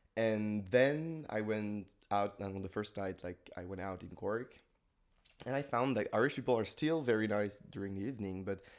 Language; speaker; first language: English; non-native, fluent; French